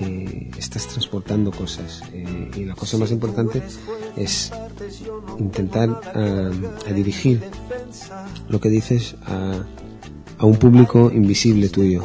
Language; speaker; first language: Spanish; non-native, fluent; Hebrew